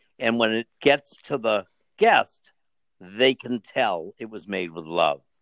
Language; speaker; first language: English; native; English